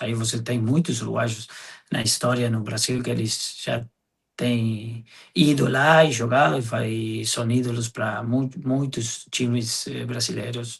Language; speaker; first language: Portuguese; non-native, fluent; Spanish